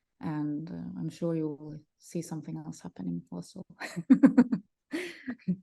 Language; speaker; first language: English; non-native, fluent; Finnish